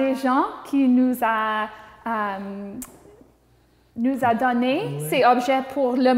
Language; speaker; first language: French; non-native, local second language; English